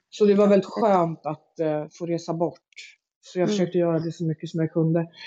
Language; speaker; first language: Swedish; native; Swedish